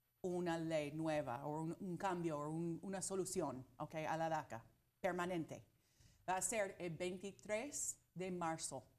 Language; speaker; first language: Spanish; non-native, fluent; English